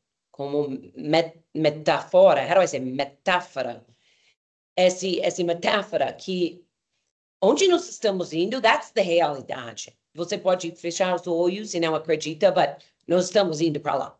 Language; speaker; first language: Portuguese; non-native, fluent; English